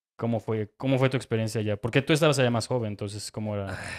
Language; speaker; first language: Spanish; native; Spanish